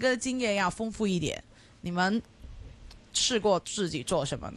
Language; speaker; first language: Chinese; non-native, local second language; Cantonese